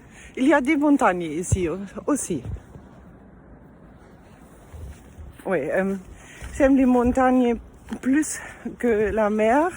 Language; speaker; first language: French; non-native, fluent; German